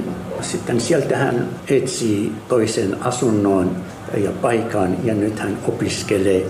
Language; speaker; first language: Finnish; non-native, fluent; Arabic